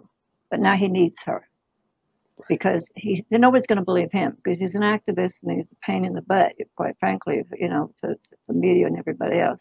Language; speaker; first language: English; native; English